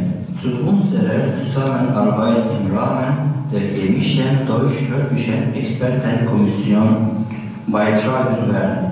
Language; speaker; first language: German; non-native, learner; Turkish